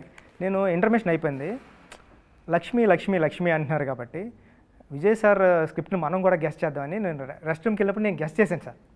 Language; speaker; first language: Telugu; native; Telugu